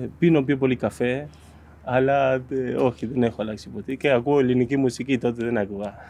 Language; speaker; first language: Greek; non-native, fluent; Spanish